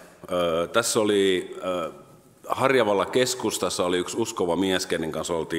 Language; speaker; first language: Finnish; native; Finnish